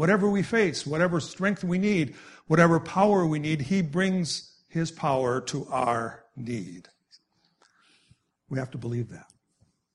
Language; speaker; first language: English; native; English